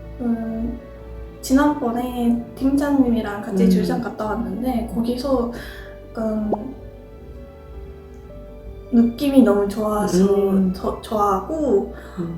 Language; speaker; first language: Korean; non-native, learner; Japanese